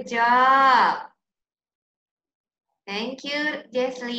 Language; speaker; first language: English; non-native, learner; Indonesian